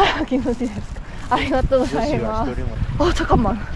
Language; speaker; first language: Japanese; non-native, learner; Korean